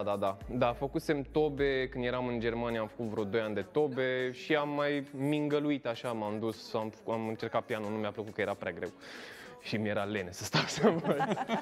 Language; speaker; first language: Romanian; early bilingual, heritage; Romanian